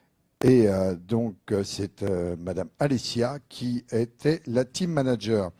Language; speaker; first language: French; native; French